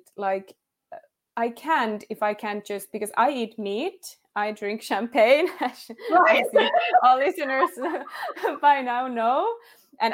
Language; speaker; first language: English; non-native, fluent; Finnish